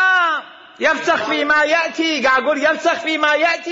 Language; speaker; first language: Arabic; native; Arabic